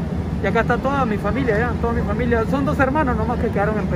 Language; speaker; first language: Spanish; native; Spanish